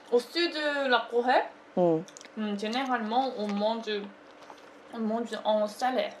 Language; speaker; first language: French; non-native, learner; Korean